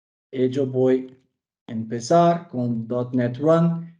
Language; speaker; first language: Spanish; non-native, fluent; Portuguese